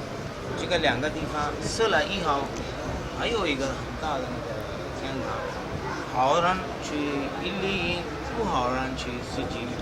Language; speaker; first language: Chinese; non-native, learner; Punjabi